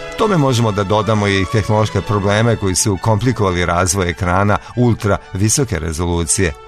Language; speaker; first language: Serbian; native; Serbian